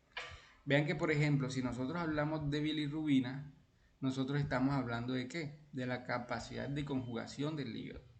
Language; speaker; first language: Spanish; native; Spanish